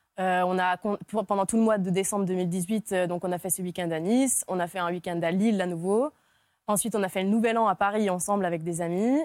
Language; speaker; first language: French; early bilingual, other home language; Hungarian